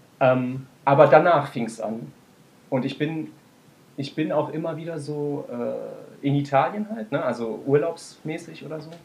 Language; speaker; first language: German; native; German